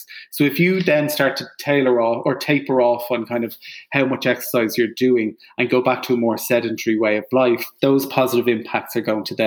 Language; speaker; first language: English; native; English